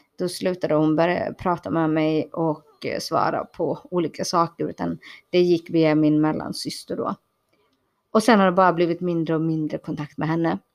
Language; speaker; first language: Swedish; early bilingual, other home language; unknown